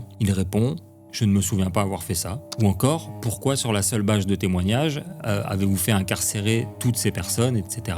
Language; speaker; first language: French; native; French